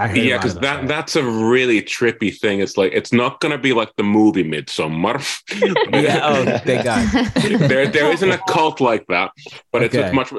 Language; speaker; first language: English; non-native, fluent; Finnish